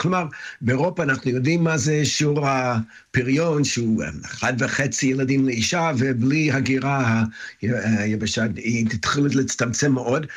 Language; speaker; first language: Hebrew; non-native, fluent; English